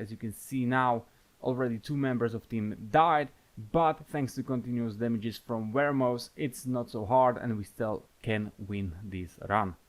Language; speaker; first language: English; non-native, fluent; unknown